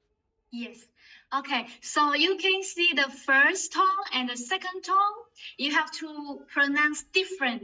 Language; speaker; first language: English; non-native, fluent; Chinese